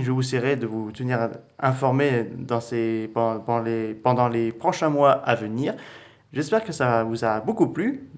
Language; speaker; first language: French; native; French